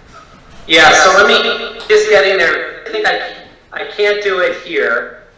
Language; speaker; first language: English; native; English